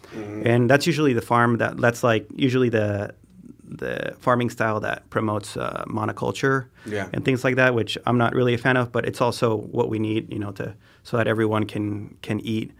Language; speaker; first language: English; non-native, fluent; Spanish